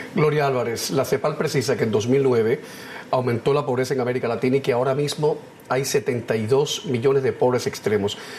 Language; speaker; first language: Spanish; native; Spanish